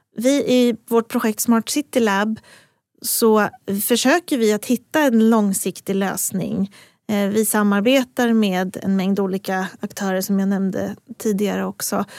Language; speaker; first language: Swedish; native; Swedish